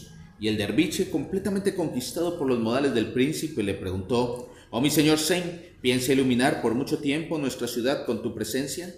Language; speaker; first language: Spanish; native; Spanish